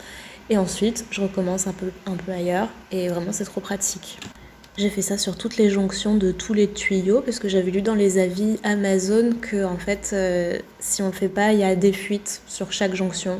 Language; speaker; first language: French; native; French